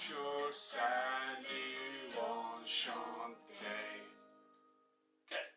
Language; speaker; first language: French; non-native, fluent; English